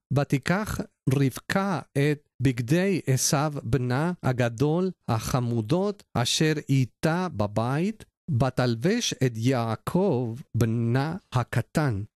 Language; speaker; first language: Hebrew; non-native, learner; Spanish